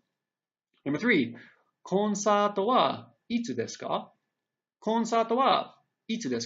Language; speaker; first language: Japanese; non-native, fluent; English